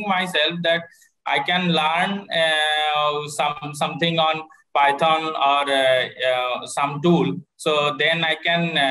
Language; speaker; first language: English; non-native, local second language; Bangla